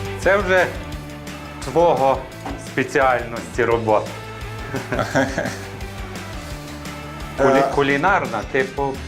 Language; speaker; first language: Ukrainian; native; Ukrainian